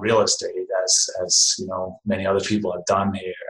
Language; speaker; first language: English; non-native, fluent; Danish